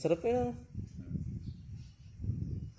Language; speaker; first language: Filipino; non-native, learner; Punjabi